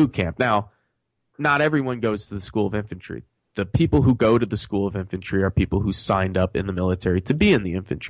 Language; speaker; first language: English; native; English